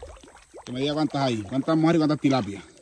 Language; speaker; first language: Spanish; native; Spanish